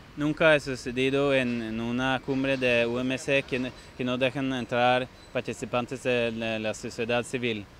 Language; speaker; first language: Spanish; non-native, fluent; Norwegian